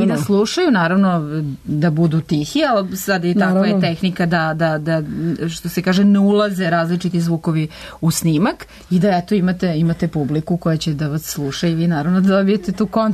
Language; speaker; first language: Serbian; native; Serbian